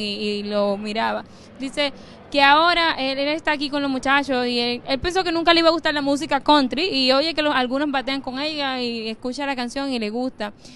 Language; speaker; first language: Spanish; native; Spanish